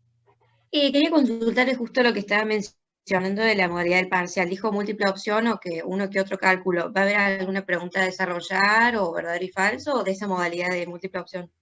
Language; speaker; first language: Spanish; native; Spanish